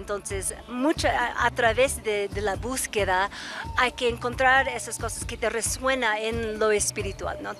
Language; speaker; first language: Spanish; native; Spanish